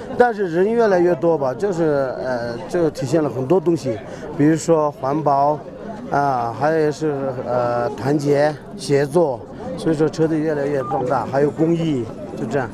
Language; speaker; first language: Chinese; non-native, local second language; Tibetan